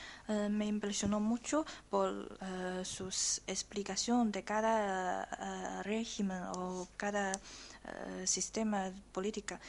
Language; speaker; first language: Spanish; non-native, learner; Chinese